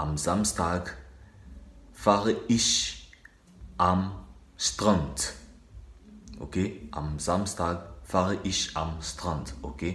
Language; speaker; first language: German; non-native, learner; French